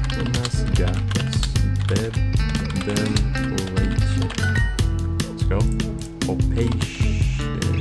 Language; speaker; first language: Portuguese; non-native, learner; English